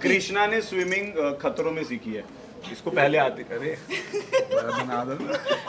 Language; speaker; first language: Hindi; native; Hindi